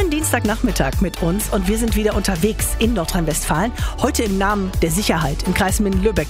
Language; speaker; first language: German; native; German